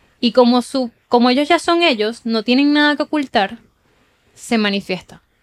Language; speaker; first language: Spanish; native; Spanish